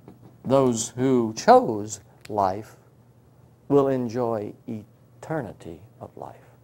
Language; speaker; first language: English; native; English